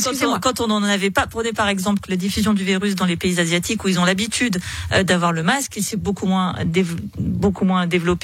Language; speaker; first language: French; native; French